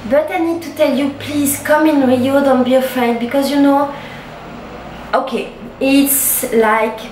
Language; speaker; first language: English; non-native, learner; French